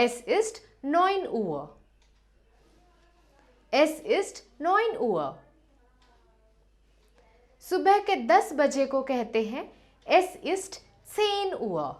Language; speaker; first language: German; non-native, fluent; Hindi